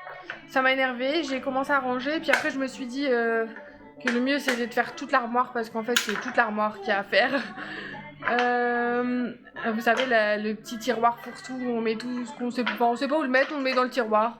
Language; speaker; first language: French; native; French